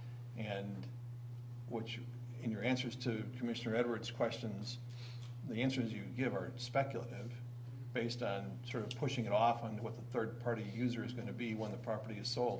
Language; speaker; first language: English; native; English